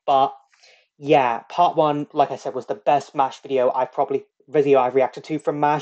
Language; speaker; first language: English; native; English